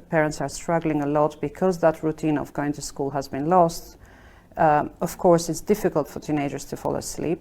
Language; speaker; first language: English; non-native, fluent; Albanian